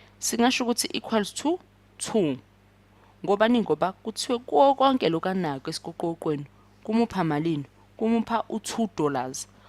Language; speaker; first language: Zulu; non-native, local second language; English